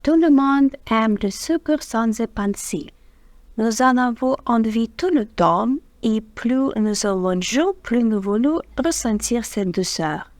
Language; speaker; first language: French; non-native, fluent; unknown